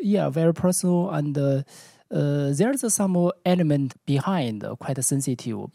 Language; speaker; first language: English; non-native, learner; Chinese